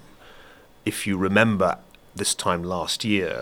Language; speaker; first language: English; native; English